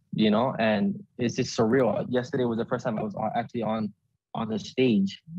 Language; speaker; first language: English; native; English